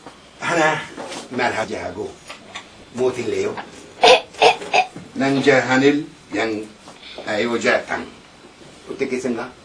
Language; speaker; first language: Korean; non-native, learner; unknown